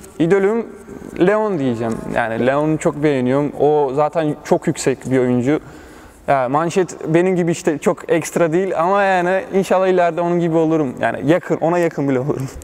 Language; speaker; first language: Turkish; early bilingual, other home language; Bosnian